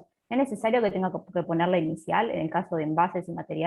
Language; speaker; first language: Spanish; native; Spanish